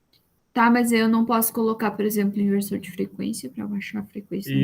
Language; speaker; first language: Portuguese; native; Portuguese